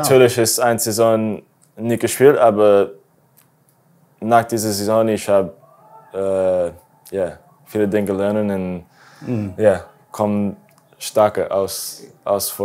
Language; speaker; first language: German; non-native, learner; English